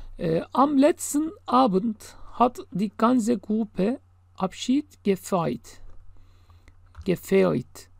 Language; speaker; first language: German; non-native, fluent; Turkish